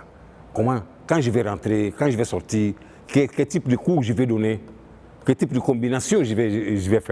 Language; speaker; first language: French; non-native, fluent; Portuguese